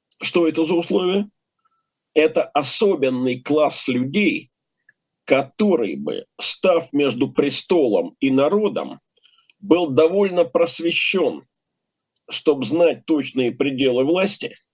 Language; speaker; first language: Russian; native; Russian